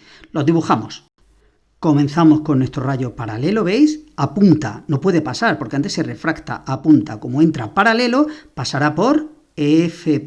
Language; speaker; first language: Spanish; native; Spanish